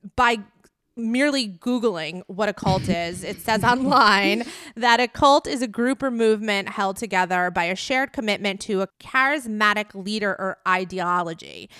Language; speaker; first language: English; native; English